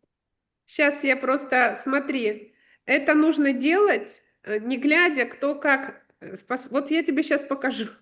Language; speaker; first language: Russian; native; Russian